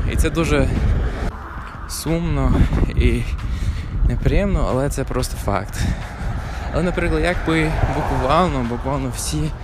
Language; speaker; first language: Ukrainian; non-native, fluent; English